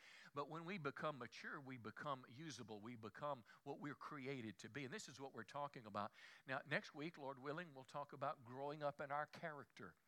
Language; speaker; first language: English; native; English